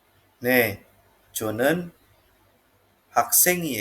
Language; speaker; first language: Korean; non-native, fluent; Indonesian